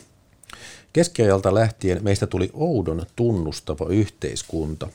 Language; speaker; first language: Finnish; native; Finnish